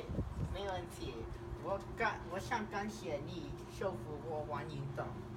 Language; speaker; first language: Chinese; non-native, learner; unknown